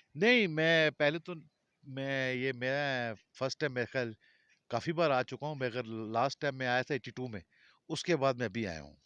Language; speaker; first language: Urdu; non-native, local second language; Balti